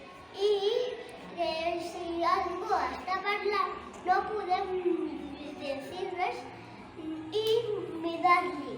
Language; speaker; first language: Catalan; non-native, local second language; Spanish